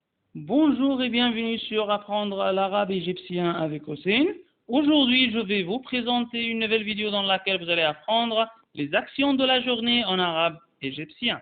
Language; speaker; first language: French; non-native, fluent; Arabic